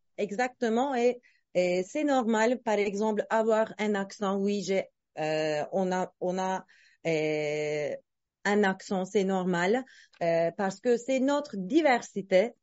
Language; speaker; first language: French; non-native, fluent; Turkish